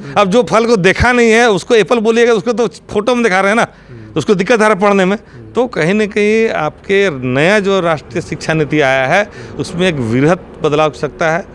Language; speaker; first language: Hindi; non-native, local second language; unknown